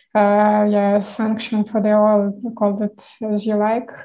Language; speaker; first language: English; non-native, fluent; Ukrainian